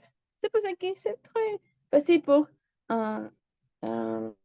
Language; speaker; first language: French; non-native, learner; Spanish